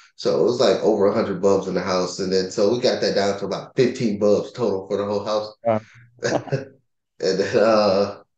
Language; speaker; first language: English; native; English